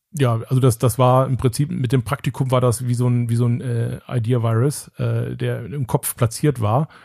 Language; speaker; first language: German; native; German